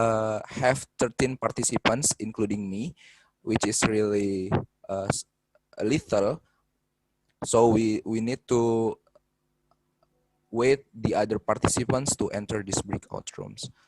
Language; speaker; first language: English; non-native, fluent; Indonesian